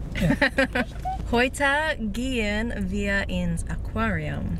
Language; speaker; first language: German; non-native, learner; English